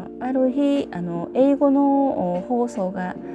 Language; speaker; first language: Japanese; non-native, learner; Korean